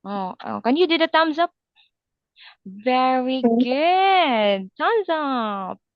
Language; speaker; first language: English; non-native, local second language; Filipino